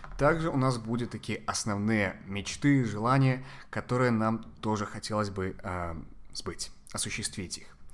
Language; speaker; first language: Russian; non-native, fluent; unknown